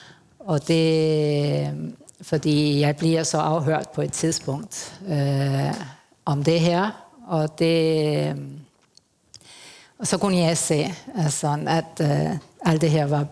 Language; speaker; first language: Danish; non-native, fluent; Spanish